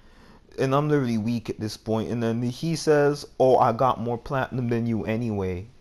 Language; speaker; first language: English; native; English